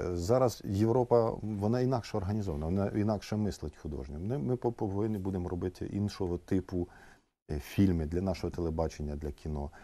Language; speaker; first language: Ukrainian; native; Ukrainian